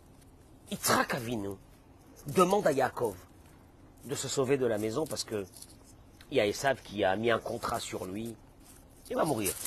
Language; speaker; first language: French; native; French